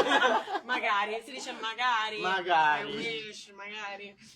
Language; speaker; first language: Italian; native; Italian